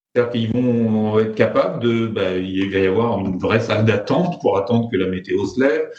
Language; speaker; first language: French; native; French